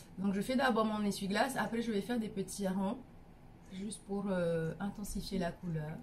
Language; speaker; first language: French; native; French